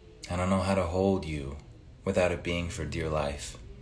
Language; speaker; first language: English; early bilingual, other home language; Italian